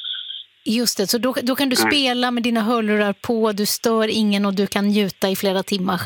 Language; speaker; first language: Swedish; native; Swedish